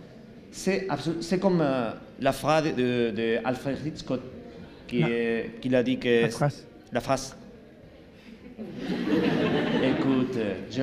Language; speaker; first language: French; non-native, learner; Spanish